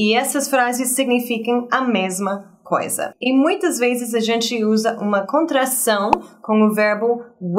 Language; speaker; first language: Portuguese; non-native, fluent; English